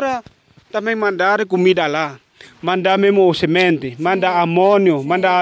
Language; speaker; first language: Portuguese; non-native, learner; Vietnamese